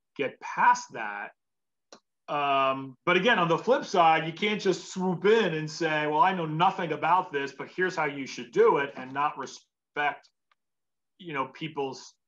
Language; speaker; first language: English; native; English